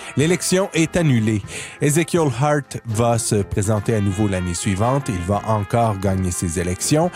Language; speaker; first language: French; native; French